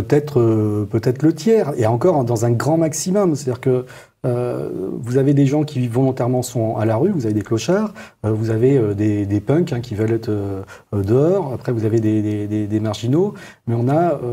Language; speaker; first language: French; native; French